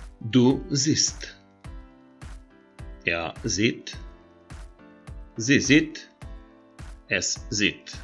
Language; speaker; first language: German; non-native, fluent; Macedonian